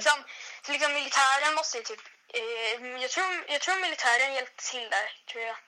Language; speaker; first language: Swedish; native; Swedish